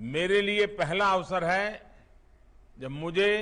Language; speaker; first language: Hindi; non-native, local second language; Gujarati